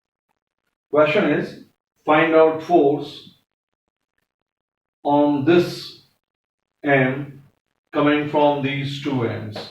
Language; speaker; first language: English; non-native, local second language; Hindi